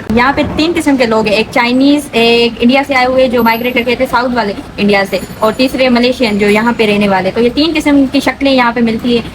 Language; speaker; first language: Urdu; non-native, local second language; Sindhi